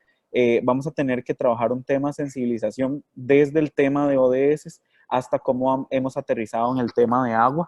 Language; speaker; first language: Spanish; native; Spanish